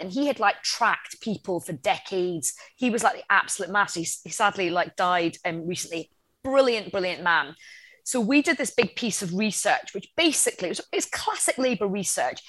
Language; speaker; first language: English; native; English